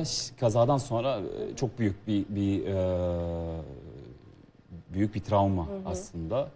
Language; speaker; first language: Turkish; non-native, fluent; Serbian